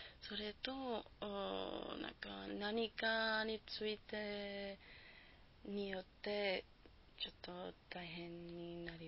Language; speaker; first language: Japanese; non-native, learner; Spanish